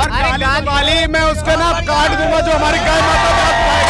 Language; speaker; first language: Hindi; native; Hindi